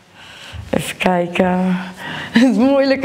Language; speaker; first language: Dutch; non-native, learner; Portuguese